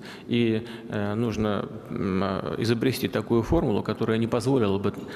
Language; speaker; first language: Russian; native; Russian